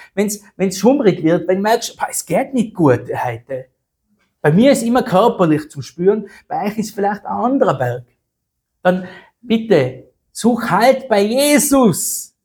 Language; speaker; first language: German; native; German